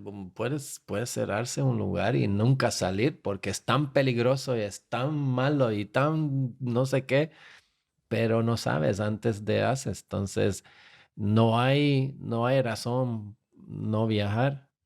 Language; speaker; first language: Spanish; non-native, fluent; Slovak